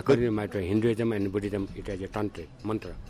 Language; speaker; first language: English; non-native, learner; Nepali